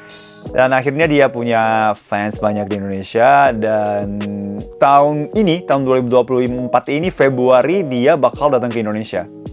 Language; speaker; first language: Indonesian; non-native, fluent; Japanese